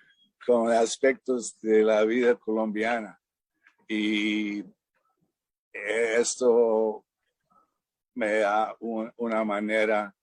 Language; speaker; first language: Spanish; non-native, fluent; English